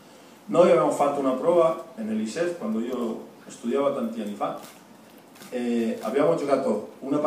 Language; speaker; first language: Italian; non-native, fluent; Spanish